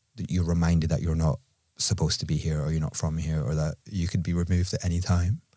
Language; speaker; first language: English; native; English